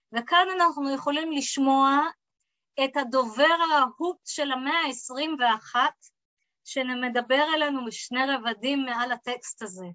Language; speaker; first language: Hebrew; early bilingual, other home language; English